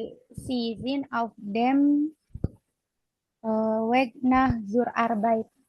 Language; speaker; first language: German; non-native, learner; Indonesian